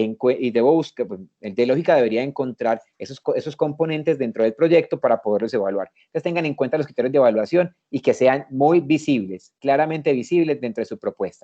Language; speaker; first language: Spanish; native; Spanish